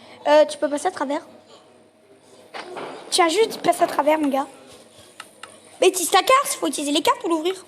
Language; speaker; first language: French; native; French